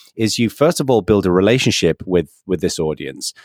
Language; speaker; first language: English; native; English